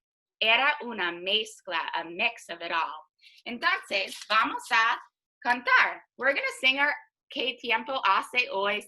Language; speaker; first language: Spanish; non-native, fluent; English